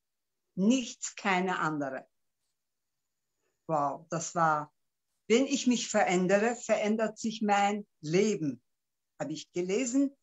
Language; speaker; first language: German; non-native, local second language; Turkish